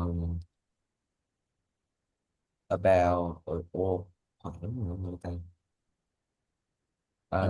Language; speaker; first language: English; non-native, learner; Vietnamese